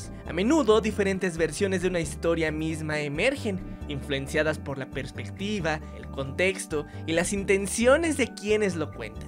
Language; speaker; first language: Spanish; native; Spanish